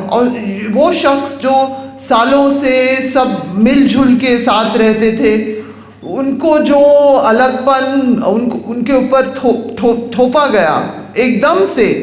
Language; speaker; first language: Hindi; native; Hindi